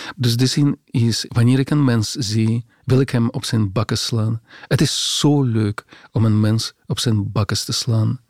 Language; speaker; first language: Dutch; non-native, fluent; Russian